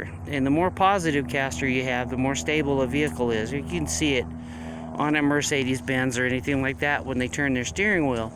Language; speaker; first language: English; native; English